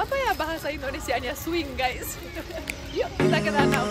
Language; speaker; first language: Indonesian; non-native, fluent; Romanian